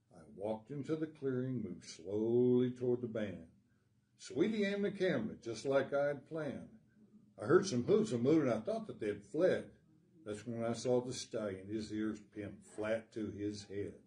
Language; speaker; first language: English; native; English